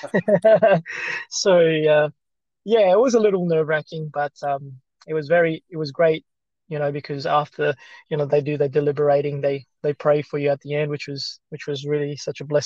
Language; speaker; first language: English; early bilingual, other home language; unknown